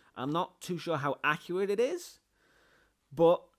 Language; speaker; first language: English; native; English